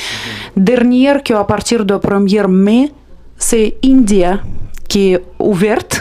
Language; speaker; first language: French; non-native, fluent; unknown